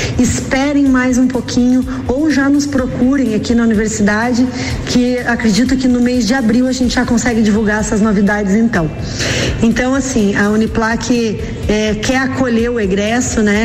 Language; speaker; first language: Portuguese; native; Portuguese